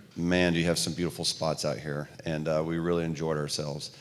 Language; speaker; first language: English; native; English